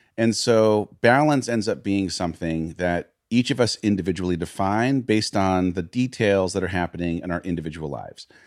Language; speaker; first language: English; native; English